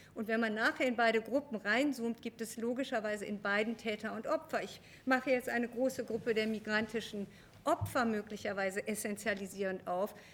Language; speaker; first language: German; early bilingual, other home language; Persian